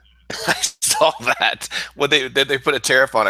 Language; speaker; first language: English; native; English